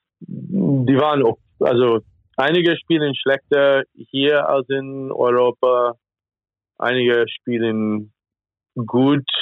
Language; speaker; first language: German; non-native, fluent; English